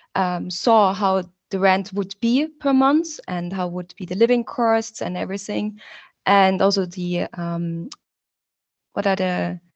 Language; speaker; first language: English; non-native, fluent; German